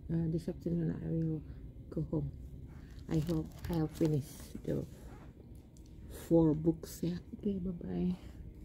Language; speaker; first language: English; non-native, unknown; Indonesian